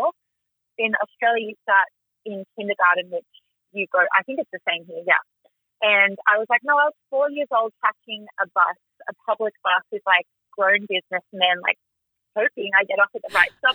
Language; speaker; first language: English; native; English